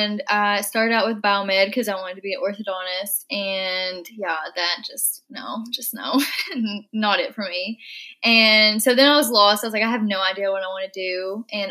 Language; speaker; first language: English; native; English